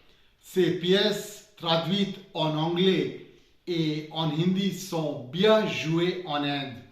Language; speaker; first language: French; non-native, fluent; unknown